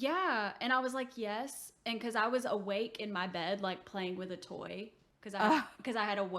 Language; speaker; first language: English; native; English